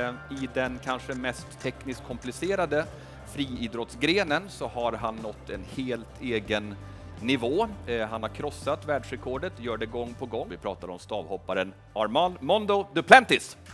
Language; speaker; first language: Swedish; native; Swedish